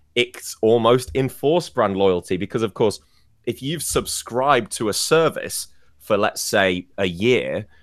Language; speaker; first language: English; native; English